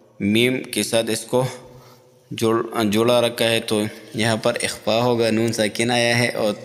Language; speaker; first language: Urdu; non-native, local second language; Pashto